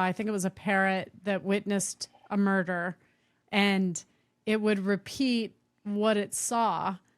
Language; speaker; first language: English; native; English